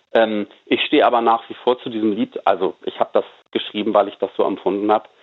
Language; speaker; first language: German; native; German